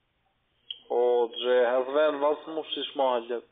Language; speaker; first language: German; non-native, learner; Italian